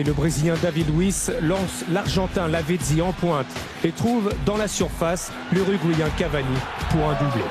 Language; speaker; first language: French; native; French